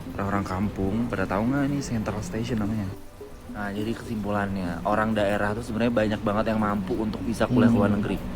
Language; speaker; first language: Indonesian; native; Indonesian